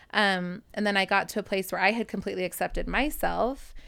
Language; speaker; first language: English; native; English